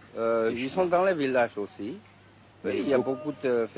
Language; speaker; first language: French; non-native, fluent; Chinese